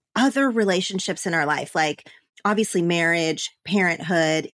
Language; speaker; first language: English; native; English